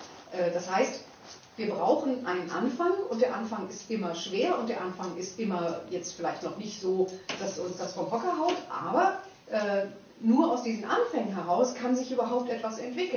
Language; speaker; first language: German; native; German